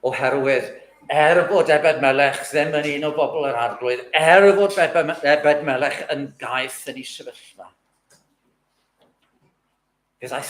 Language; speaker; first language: Welsh; native; Welsh